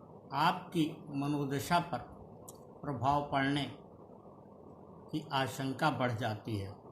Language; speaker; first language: Hindi; native; Hindi